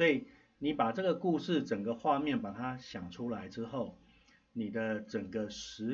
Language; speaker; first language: Chinese; native; Chinese